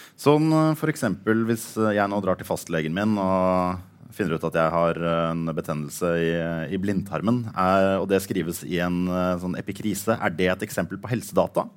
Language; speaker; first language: Norwegian; native; Norwegian